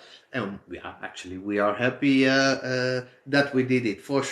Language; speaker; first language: English; non-native, fluent; Dutch